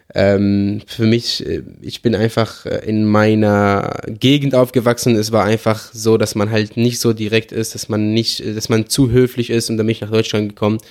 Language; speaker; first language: German; non-native, fluent; Arabic